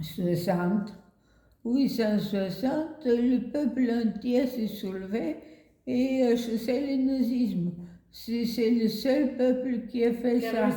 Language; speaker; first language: French; non-native, fluent; Bulgarian